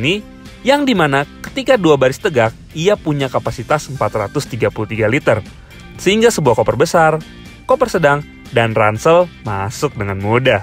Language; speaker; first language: Indonesian; native; Indonesian